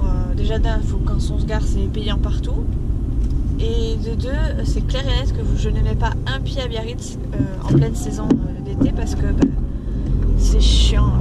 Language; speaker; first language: French; native; French